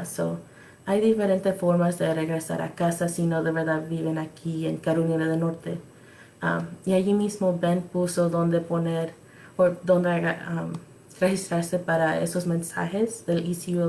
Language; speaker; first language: Spanish; early bilingual, other home language; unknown